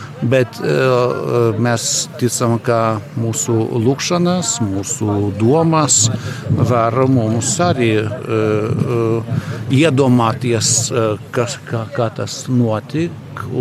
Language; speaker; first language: Latvian; non-native, learner; Lithuanian